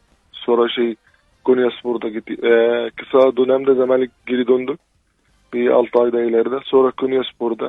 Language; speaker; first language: Turkish; non-native, learner; Arabic